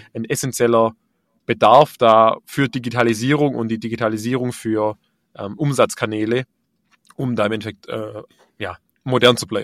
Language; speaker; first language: German; native; German